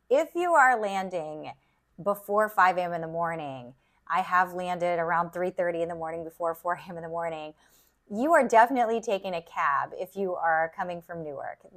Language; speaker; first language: English; native; English